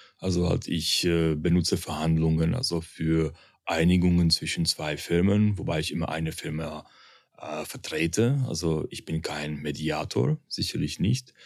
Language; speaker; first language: German; early bilingual, heritage; Czech